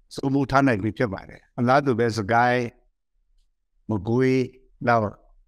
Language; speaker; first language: Burmese; non-native, local second language; Kachin